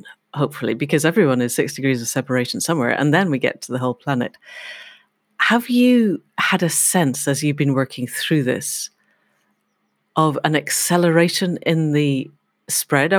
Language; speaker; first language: English; native; English